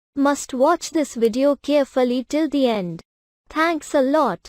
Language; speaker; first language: English; non-native, local second language; Hindi